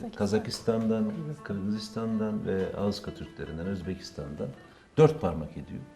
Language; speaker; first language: Turkish; native; Turkish